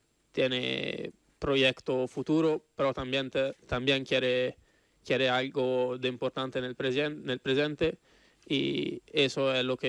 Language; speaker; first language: Spanish; non-native, fluent; Italian